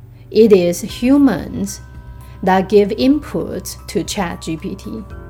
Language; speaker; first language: English; non-native, fluent; Chinese